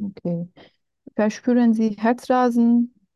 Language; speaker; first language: German; non-native, learner; Turkish